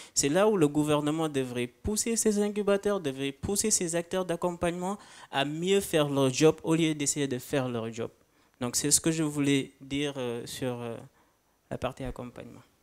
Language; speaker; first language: French; non-native, local second language; Wolof